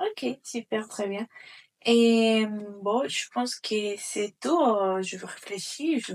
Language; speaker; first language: French; non-native, fluent; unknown